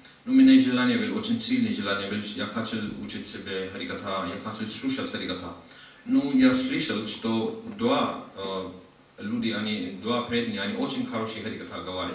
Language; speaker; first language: Russian; non-native, learner; Hindi